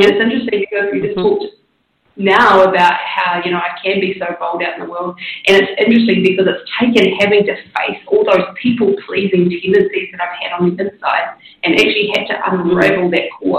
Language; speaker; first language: English; native; English